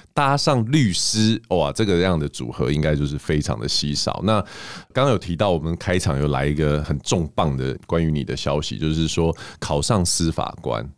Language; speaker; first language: Chinese; native; Chinese